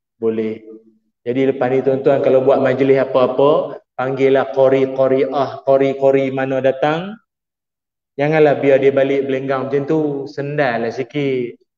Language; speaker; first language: Malay; native; Malay